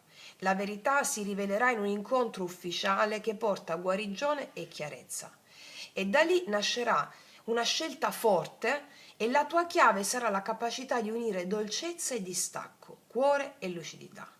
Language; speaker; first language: Italian; native; Italian